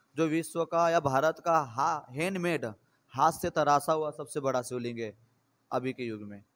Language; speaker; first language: Hindi; native; Hindi